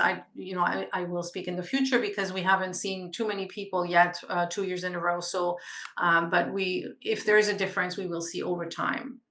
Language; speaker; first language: English; non-native, local second language; French